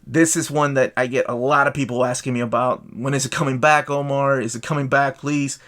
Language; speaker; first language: English; native; English